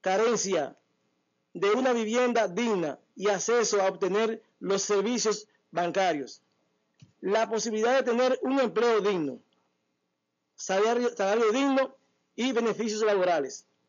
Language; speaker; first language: Spanish; native; Spanish